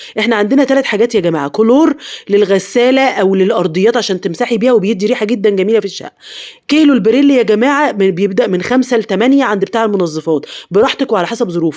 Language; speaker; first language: Arabic; native; Arabic